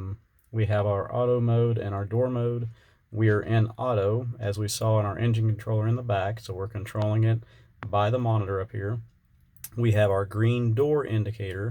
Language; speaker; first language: English; native; English